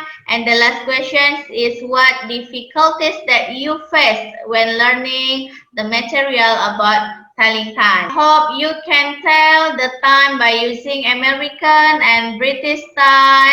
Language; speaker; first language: English; non-native, fluent; Indonesian